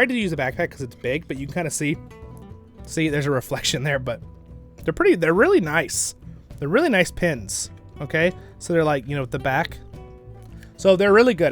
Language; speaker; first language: English; native; English